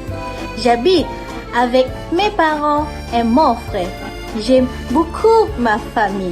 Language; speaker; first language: French; non-native, learner; Malay